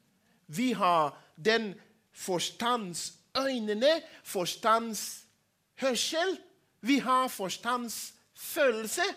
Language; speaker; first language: Swedish; non-native, learner; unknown